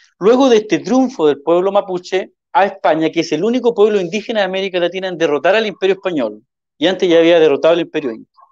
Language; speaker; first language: Spanish; native; Spanish